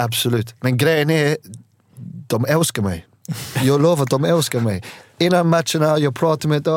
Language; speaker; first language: Swedish; non-native, learner; English